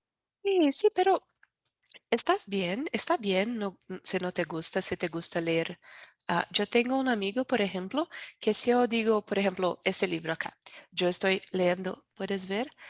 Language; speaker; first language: Spanish; non-native, learner; Portuguese